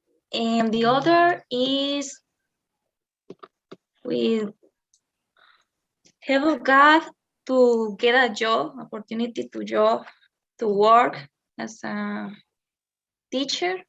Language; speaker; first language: English; non-native, learner; Spanish